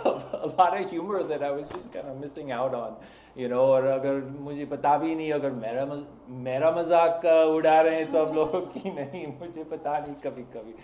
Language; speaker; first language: Hindi; non-native, learner; English